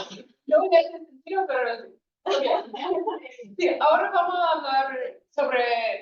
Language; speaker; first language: Spanish; non-native, fluent; English